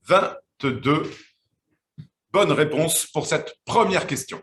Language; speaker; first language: French; native; French